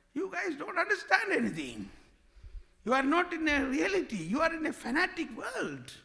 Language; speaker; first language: English; non-native, local second language; Malayalam